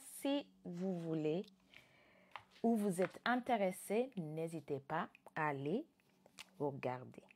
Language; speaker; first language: French; non-native, fluent; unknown